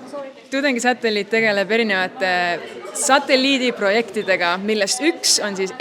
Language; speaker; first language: Estonian; native; Estonian